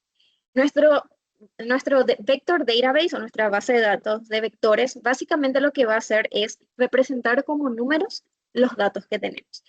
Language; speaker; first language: Spanish; native; Spanish